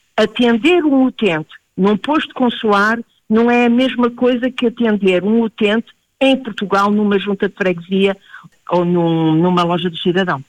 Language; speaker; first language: Portuguese; early bilingual, heritage; Portuguese